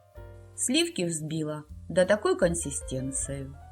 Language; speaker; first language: Russian; native; Russian